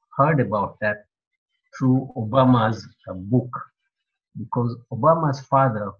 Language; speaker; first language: English; non-native, local second language; Gujarati